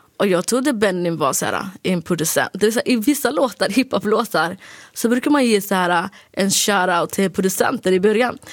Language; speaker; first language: Swedish; early bilingual, other home language; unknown